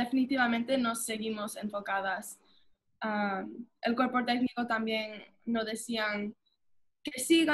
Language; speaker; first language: Spanish; early bilingual, heritage; English